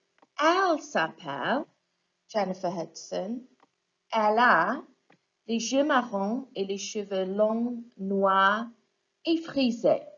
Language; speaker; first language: French; non-native, fluent; English